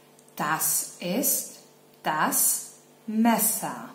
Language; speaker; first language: German; non-native, fluent; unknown